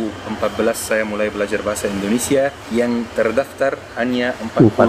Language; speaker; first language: Indonesian; non-native, fluent; Arabic